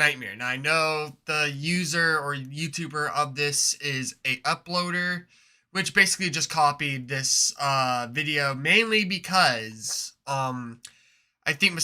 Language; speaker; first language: English; native; English